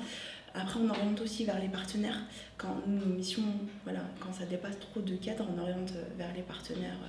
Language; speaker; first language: French; native; French